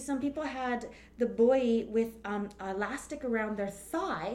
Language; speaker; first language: English; native; English